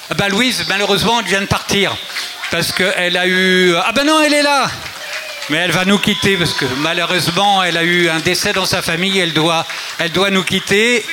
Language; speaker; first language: French; native; French